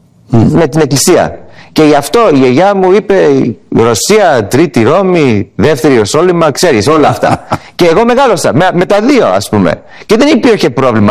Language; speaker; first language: Greek; early bilingual, heritage; English